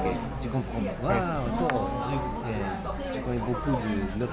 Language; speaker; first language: French; non-native, learner; Japanese